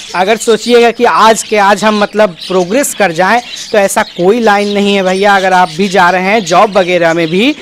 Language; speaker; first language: Hindi; native; Hindi